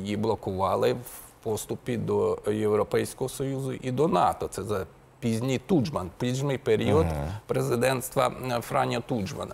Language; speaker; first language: Ukrainian; native; Ukrainian